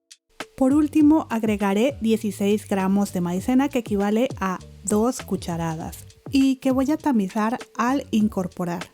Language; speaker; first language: Spanish; native; Spanish